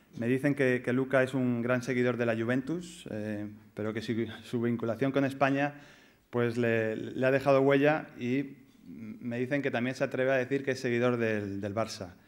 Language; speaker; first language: Spanish; native; Spanish